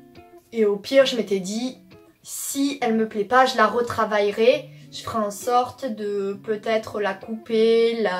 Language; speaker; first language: French; native; French